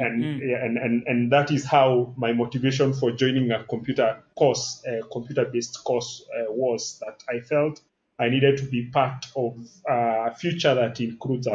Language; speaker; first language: English; non-native, local second language; Kikuyu